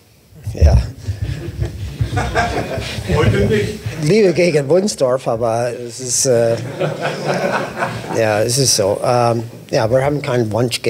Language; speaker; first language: German; non-native, fluent; English